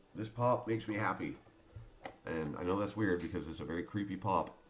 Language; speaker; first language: English; native; English